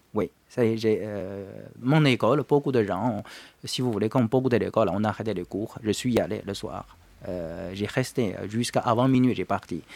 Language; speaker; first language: French; non-native, fluent; Chinese